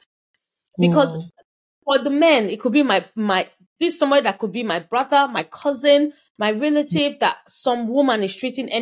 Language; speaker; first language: English; non-native, local second language; Yoruba